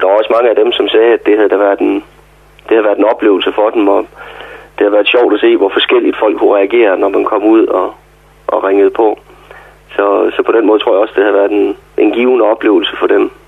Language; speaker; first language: Danish; native; Danish